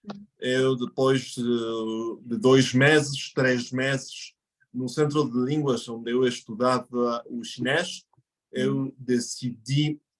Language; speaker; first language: Portuguese; non-native, fluent; Spanish